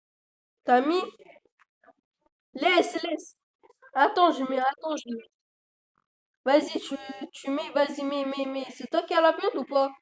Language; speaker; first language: French; native; French